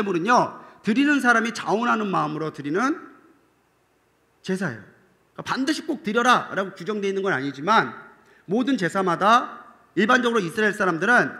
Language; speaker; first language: Korean; native; Korean